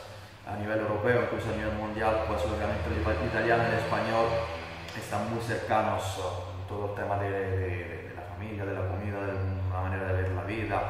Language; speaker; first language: Spanish; non-native, fluent; Italian